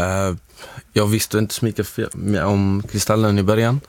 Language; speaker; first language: Swedish; non-native, fluent; Arabic